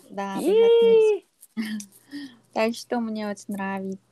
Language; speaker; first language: Russian; non-native, learner; Korean